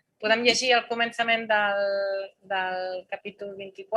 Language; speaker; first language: Catalan; non-native, fluent; Italian